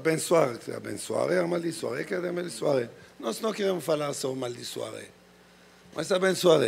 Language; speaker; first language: Portuguese; non-native, learner; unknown